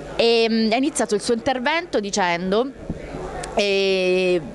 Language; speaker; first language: Italian; native; Italian